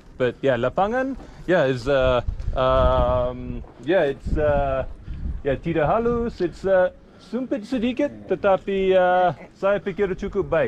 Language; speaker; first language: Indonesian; non-native, learner; English